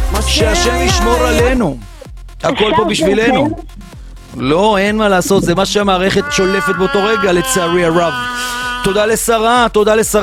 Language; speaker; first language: Hebrew; native; Hebrew